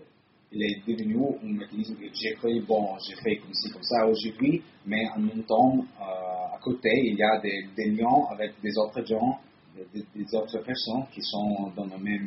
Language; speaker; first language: French; non-native, fluent; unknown